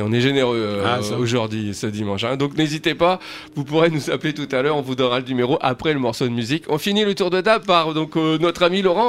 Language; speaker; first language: French; native; French